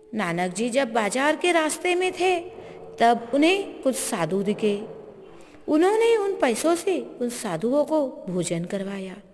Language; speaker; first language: Hindi; non-native, local second language; Marathi